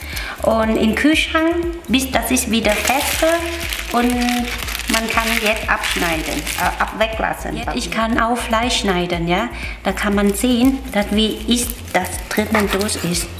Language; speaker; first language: German; non-native, learner; Vietnamese